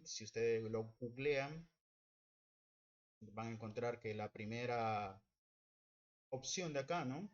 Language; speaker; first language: Spanish; native; Spanish